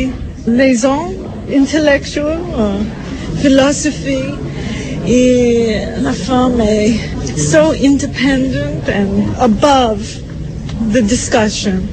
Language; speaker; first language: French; non-native, learner; English